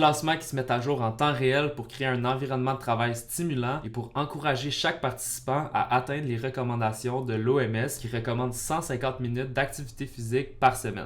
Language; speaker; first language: French; native; French